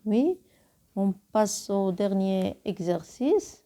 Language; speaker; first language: French; non-native, local second language; Arabic